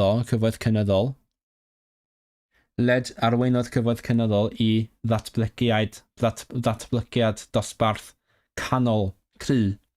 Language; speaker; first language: Welsh; non-native, learner; Cantonese